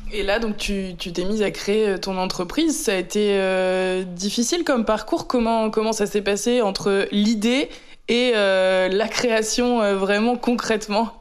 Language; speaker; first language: French; native; French